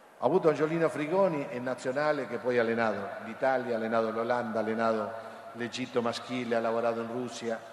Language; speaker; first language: Italian; non-native, fluent; Spanish